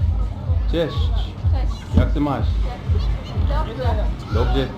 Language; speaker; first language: Polish; non-native, learner; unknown